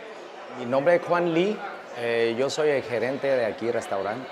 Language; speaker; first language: Spanish; early bilingual, other home language; Chinese